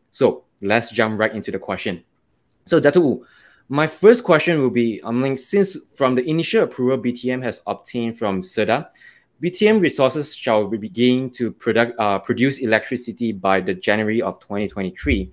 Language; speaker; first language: English; non-native, local second language; Chinese